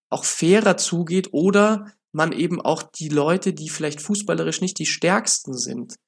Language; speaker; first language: German; native; German